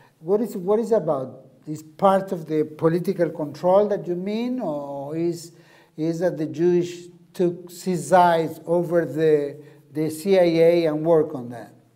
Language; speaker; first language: English; non-native, learner; Spanish